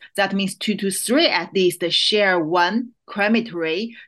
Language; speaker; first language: English; non-native, fluent; Chinese